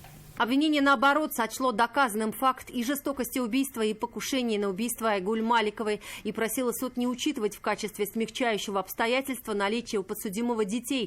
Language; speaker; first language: Russian; native; Russian